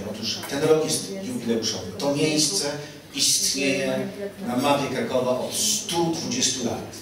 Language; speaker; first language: Polish; native; Polish